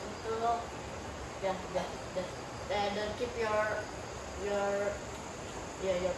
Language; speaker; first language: English; non-native, learner; Indonesian